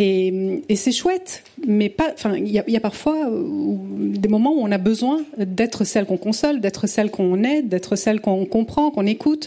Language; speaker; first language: French; early bilingual, other home language; Italian